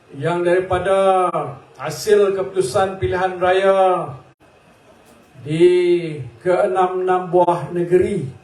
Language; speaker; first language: Malay; native; Malay